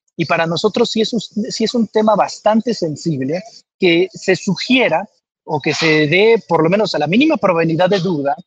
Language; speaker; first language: Spanish; native; Spanish